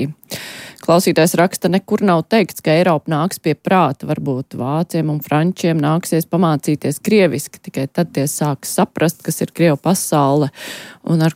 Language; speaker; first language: Latvian; native; Latvian